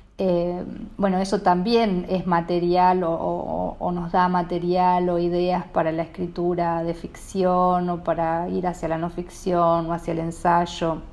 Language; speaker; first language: Spanish; native; Spanish